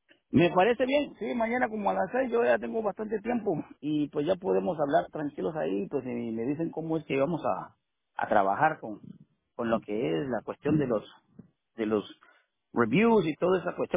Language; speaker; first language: Spanish; native; Spanish